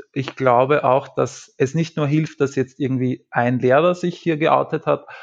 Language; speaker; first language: German; native; German